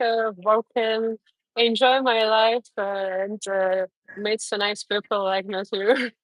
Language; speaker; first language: English; non-native, learner; Russian